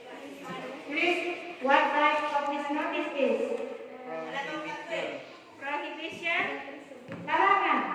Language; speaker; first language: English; non-native, learner; Indonesian